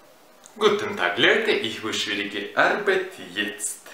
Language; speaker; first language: German; non-native, learner; Russian